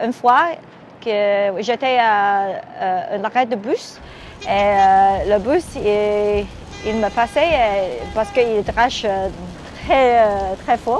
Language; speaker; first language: French; non-native, learner; Cantonese